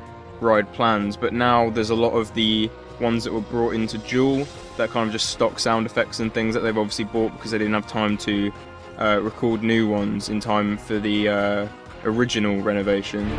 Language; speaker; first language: English; native; English